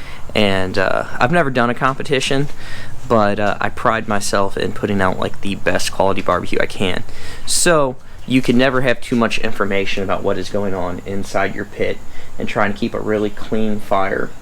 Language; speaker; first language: English; native; English